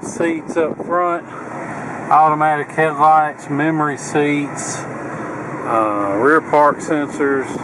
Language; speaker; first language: English; native; English